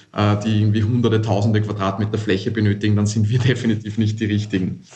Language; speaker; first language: German; native; German